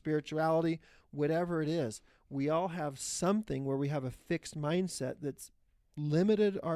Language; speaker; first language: English; native; English